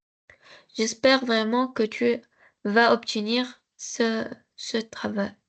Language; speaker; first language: French; non-native, learner; Arabic